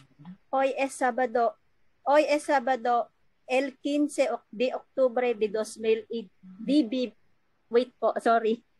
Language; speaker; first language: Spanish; non-native, learner; Filipino